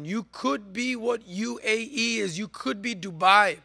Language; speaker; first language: English; native; English